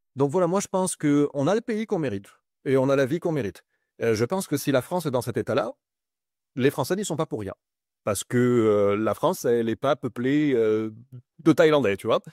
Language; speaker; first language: French; native; French